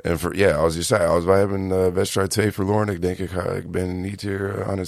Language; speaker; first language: Dutch; non-native, learner; English